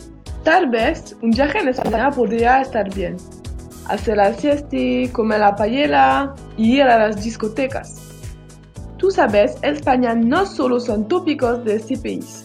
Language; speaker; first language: Spanish; non-native, learner; French